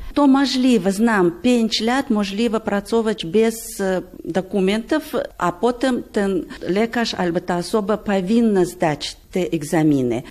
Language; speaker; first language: Polish; non-native, learner; Russian